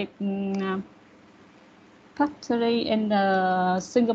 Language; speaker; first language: English; non-native, learner; Vietnamese